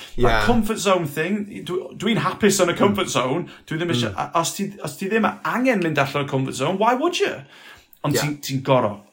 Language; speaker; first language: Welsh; non-native, local second language; English